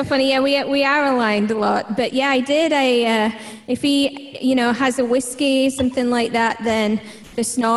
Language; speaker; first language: English; native; English